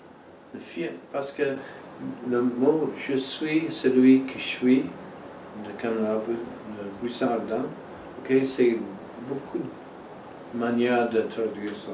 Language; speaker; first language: French; non-native, fluent; English